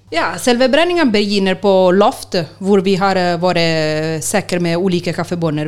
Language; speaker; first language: Norwegian; non-native, learner; Italian